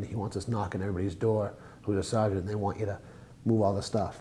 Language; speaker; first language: English; native; English